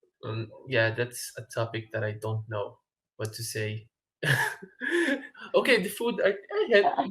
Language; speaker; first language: English; non-native, fluent; Arabic